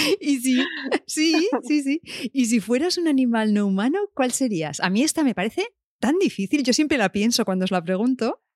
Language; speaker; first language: Spanish; native; Spanish